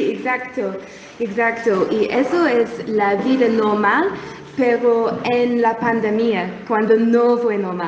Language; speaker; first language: Spanish; non-native, learner; English